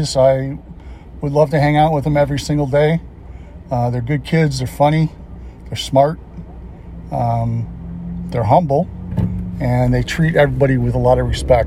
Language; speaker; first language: English; native; English